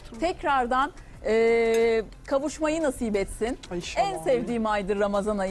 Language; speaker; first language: Turkish; native; Turkish